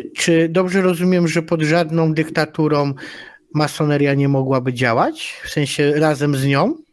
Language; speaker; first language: Polish; native; Polish